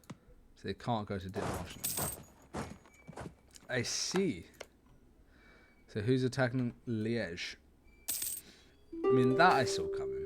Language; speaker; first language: English; native; English